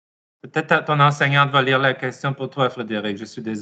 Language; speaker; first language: French; native; French